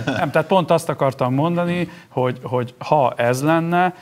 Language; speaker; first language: Hungarian; native; Hungarian